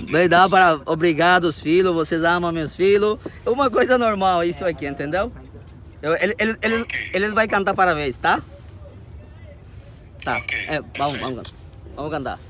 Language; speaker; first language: Portuguese; non-native, learner; Bangla